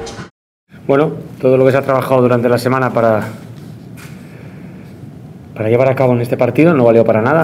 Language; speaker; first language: Spanish; native; Spanish